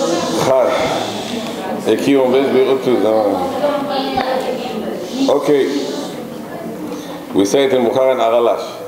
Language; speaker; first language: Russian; non-native, local second language; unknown